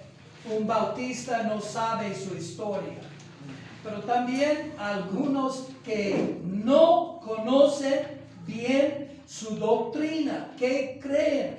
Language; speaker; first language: Spanish; non-native, fluent; English